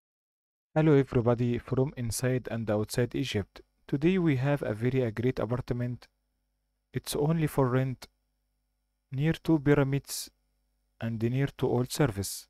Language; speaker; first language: English; non-native, learner; Arabic